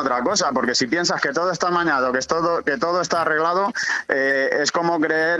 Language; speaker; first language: Spanish; native; Spanish